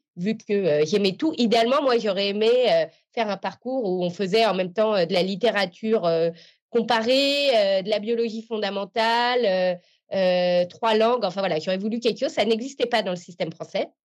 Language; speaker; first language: French; native; French